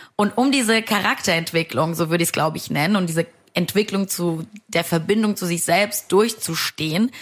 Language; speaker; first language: German; early bilingual, other home language; Romanian